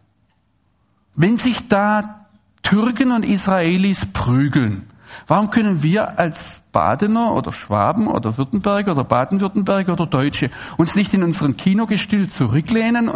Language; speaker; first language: German; native; German